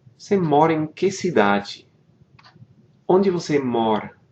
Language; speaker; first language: Portuguese; non-native, fluent; English